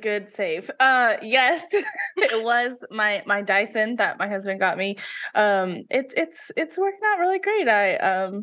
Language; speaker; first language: English; native; English